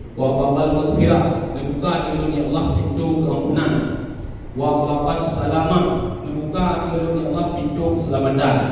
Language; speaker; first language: Malay; non-native, local second language; Achinese